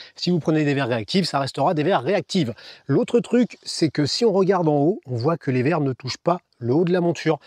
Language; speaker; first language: French; native; French